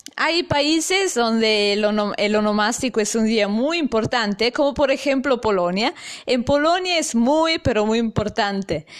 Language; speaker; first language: Spanish; non-native, fluent; Italian